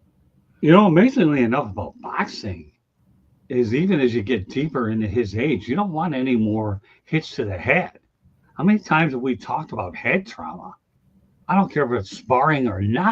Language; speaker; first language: English; native; English